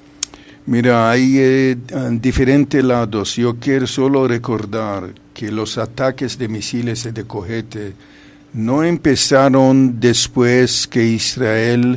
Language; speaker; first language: Spanish; non-native, fluent; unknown